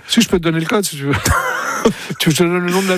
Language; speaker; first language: French; native; French